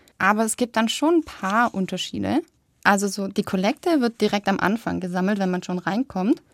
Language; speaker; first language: German; native; German